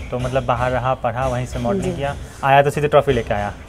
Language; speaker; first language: Hindi; native; Hindi